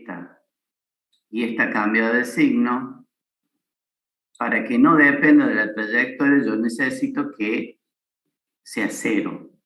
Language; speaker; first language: Spanish; native; Spanish